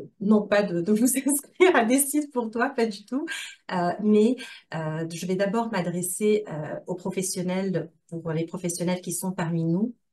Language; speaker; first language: French; non-native, local second language; Arabic